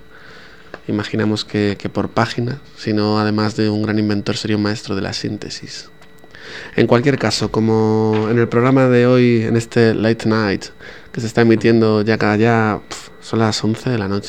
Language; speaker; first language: Spanish; native; Spanish